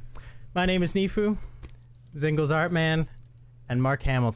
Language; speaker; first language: English; native; English